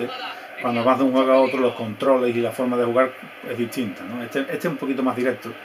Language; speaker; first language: Spanish; native; Spanish